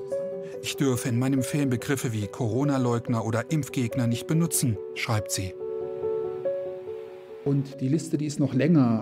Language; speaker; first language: German; native; German